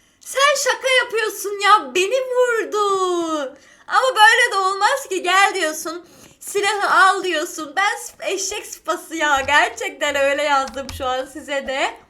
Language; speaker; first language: Turkish; native; Turkish